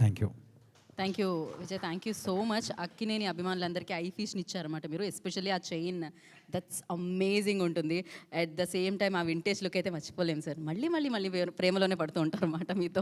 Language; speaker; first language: Telugu; native; Telugu